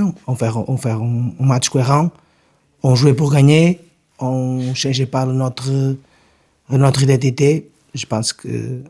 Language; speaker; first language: French; non-native, learner; Portuguese